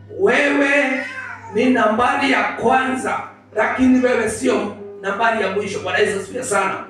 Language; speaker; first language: Swahili; native; Swahili